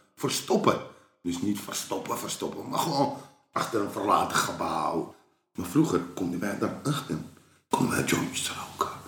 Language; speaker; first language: Dutch; early bilingual, other home language; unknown